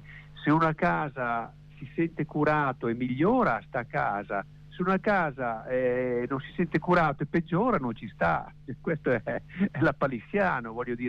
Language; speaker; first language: Italian; native; Italian